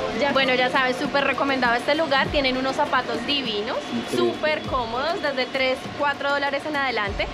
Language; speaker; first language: Spanish; native; Spanish